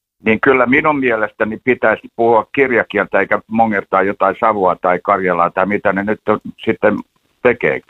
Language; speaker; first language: Finnish; native; Finnish